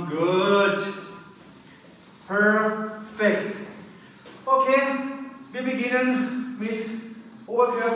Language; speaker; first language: German; native; German